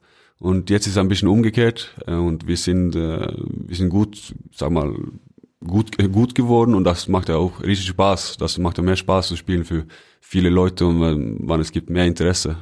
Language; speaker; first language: German; non-native, fluent; Norwegian